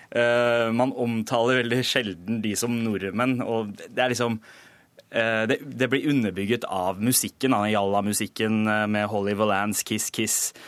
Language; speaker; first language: Norwegian; early bilingual, other home language; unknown